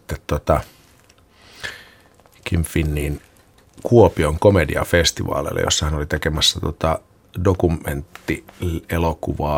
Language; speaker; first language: Finnish; native; Finnish